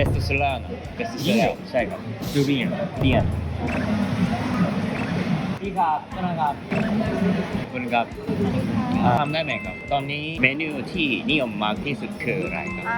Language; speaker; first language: Thai; non-native, learner; Japanese